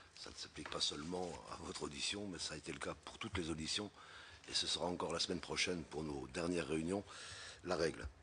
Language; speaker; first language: French; native; French